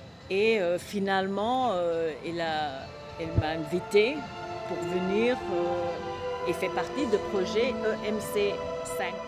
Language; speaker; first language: French; non-native, fluent; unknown